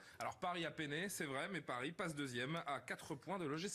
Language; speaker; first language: French; native; French